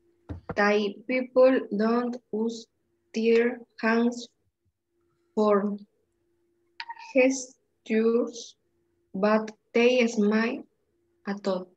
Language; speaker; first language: English; non-native, learner; Spanish